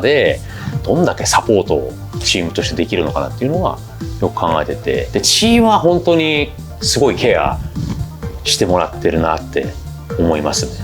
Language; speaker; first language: Japanese; native; Japanese